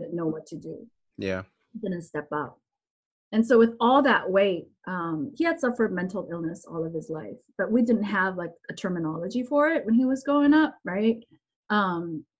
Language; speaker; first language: English; early bilingual, other home language; Korean